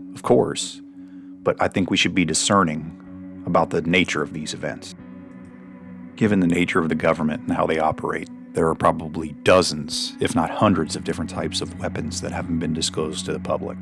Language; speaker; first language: English; native; English